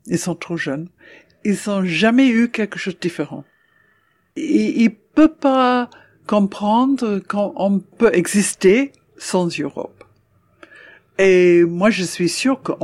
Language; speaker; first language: French; non-native, fluent; English